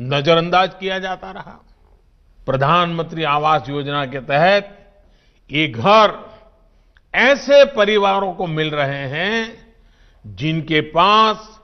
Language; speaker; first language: Hindi; non-native, local second language; Gujarati